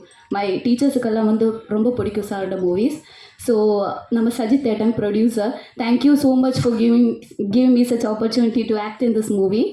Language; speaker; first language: Tamil; non-native, learner; Malayalam